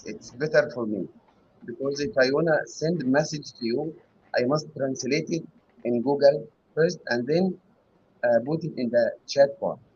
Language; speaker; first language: English; non-native, learner; Arabic